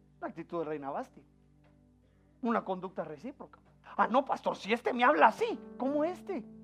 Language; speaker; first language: Spanish; native; Spanish